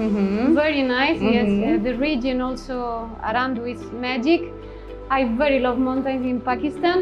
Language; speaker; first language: English; non-native, learner; Spanish